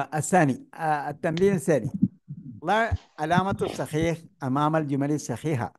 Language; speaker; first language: Arabic; non-native, fluent; Malayalam